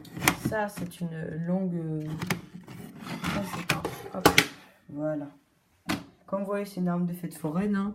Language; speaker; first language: French; native; French